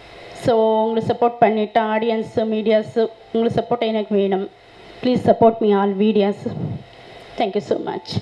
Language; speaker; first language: Tamil; non-native, learner; Kannada